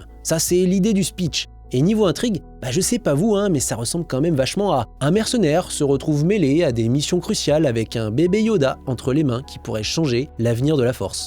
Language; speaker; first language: French; native; French